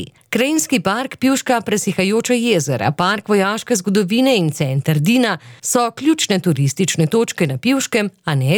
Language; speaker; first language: Slovenian; native; Slovenian